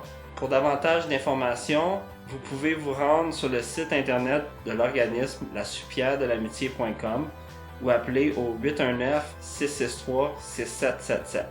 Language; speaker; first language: French; native; French